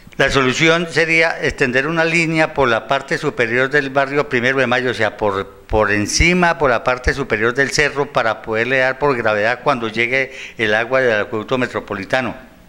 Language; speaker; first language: Spanish; native; Spanish